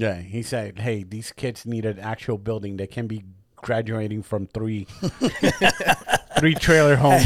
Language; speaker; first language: English; early bilingual, other home language; Spanish